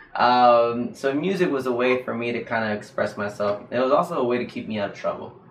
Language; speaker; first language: English; native; English